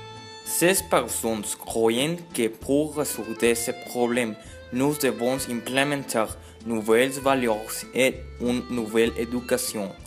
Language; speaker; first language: French; non-native, learner; Spanish